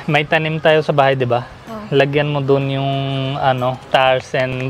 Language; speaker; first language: Filipino; non-native, learner; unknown